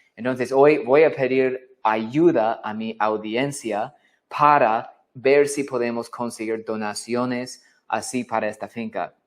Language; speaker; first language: Spanish; non-native, fluent; English